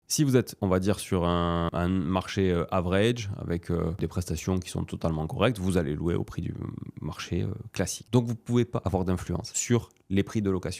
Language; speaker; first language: French; native; French